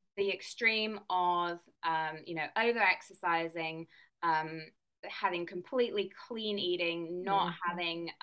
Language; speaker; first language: English; native; English